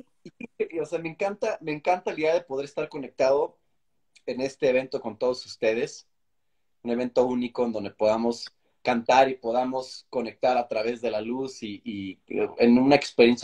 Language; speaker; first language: Spanish; native; Spanish